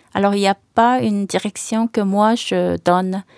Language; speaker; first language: French; early bilingual, other home language; Korean